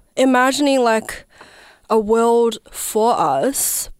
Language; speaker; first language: English; non-native, fluent; Chinese